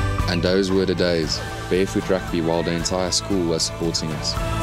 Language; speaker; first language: English; non-native, local second language; Afrikaans